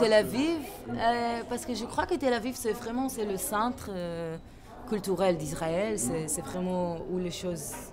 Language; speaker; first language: French; non-native, fluent; Hebrew